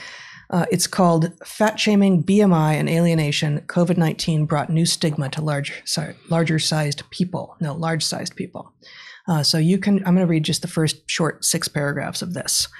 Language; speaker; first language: English; native; English